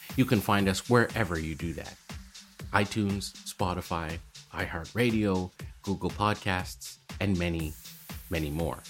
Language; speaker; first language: English; native; English